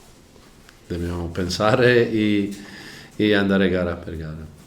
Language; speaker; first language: Italian; non-native, learner; Croatian